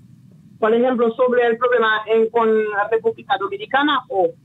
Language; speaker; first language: Spanish; non-native, local second language; Haitian Creole